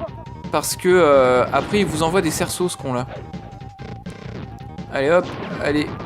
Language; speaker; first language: French; native; French